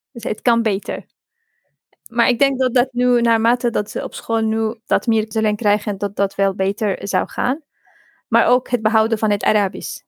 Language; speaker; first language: Dutch; non-native, fluent; Arabic